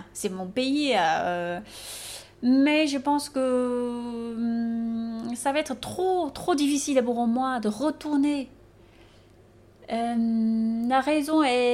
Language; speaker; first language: French; non-native, fluent; Chinese